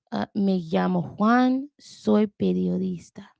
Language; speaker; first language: Spanish; non-native, learner; English